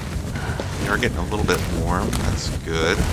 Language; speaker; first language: English; native; English